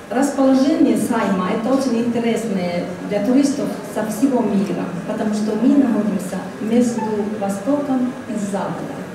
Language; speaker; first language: Russian; non-native, fluent; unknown